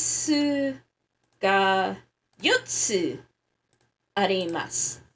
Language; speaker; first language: Japanese; non-native, learner; English